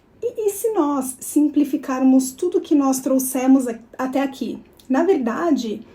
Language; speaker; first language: Portuguese; native; Portuguese